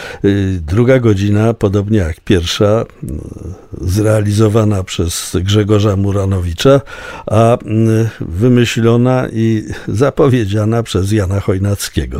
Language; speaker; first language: Polish; native; Polish